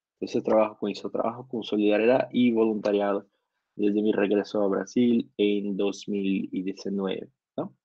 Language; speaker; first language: Spanish; non-native, learner; Portuguese